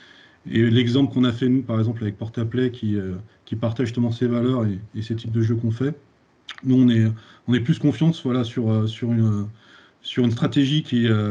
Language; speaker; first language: French; native; French